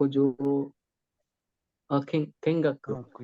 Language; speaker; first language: Japanese; non-native, learner; Indonesian